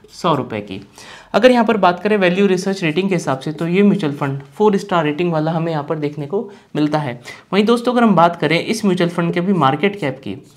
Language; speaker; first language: Hindi; native; Hindi